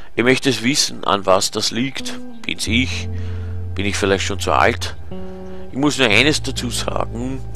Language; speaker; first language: German; native; German